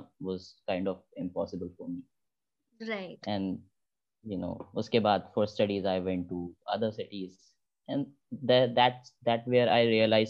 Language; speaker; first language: English; non-native, local second language; Hindi